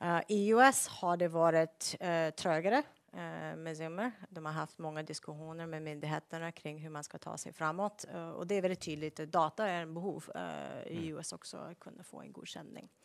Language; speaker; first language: Swedish; non-native, fluent; English